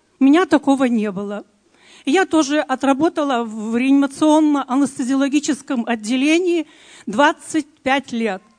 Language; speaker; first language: Russian; native; Russian